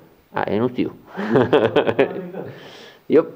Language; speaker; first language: Romanian; non-native, learner; Italian